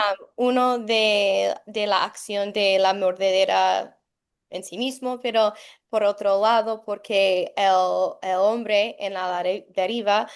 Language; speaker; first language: Spanish; non-native, fluent; English